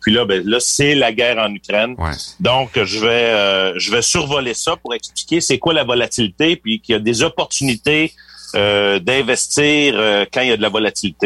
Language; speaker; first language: French; native; French